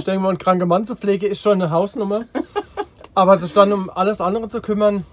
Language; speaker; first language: German; native; German